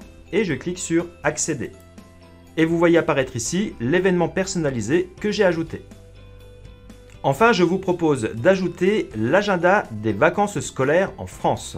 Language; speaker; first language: French; native; French